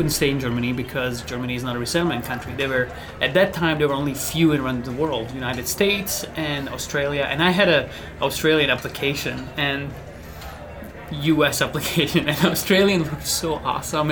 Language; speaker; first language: English; non-native, fluent; Bosnian